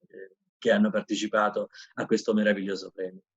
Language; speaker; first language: Italian; native; Italian